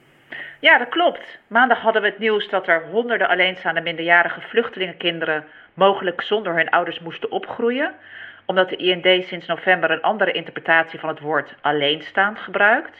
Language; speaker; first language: Dutch; native; Dutch